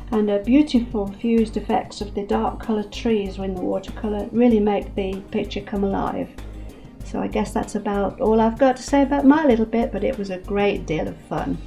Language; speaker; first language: English; native; English